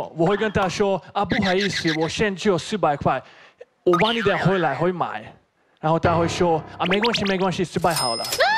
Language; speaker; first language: Chinese; non-native, fluent; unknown